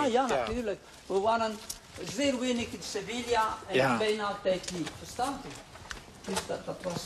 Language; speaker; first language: Dutch; non-native, local second language; French